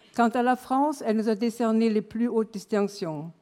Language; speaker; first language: French; non-native, fluent; German